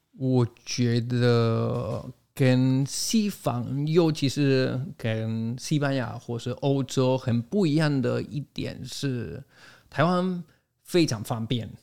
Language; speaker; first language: Chinese; non-native, fluent; Spanish